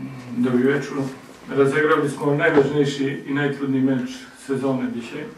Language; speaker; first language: Polish; non-native, learner; Serbian